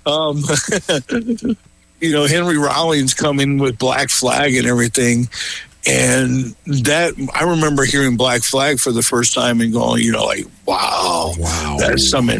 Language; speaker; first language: English; native; English